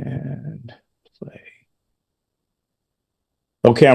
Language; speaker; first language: English; native; English